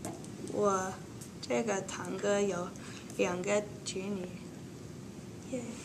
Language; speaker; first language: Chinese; non-native, learner; English